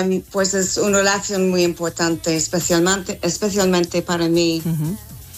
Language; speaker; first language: Spanish; non-native, learner; English